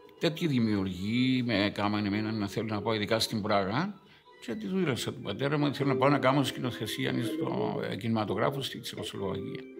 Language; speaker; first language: Greek; native; Greek